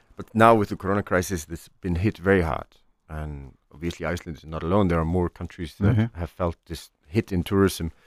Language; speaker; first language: English; non-native, fluent; Icelandic